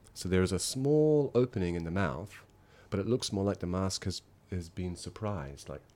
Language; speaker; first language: English; native; English